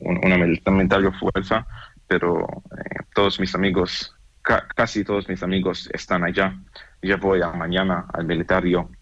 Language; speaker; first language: Spanish; non-native, fluent; Hebrew